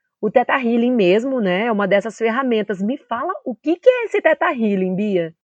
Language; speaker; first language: Portuguese; native; Portuguese